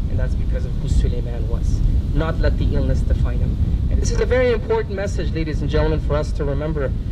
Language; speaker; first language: English; native; English